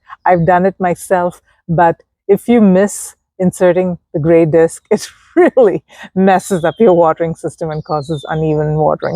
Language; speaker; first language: English; native; English